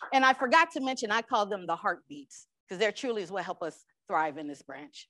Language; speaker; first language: English; native; English